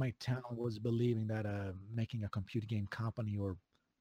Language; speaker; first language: English; non-native, fluent; Swedish